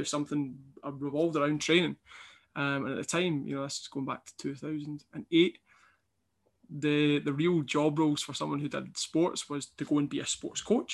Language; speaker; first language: English; native; English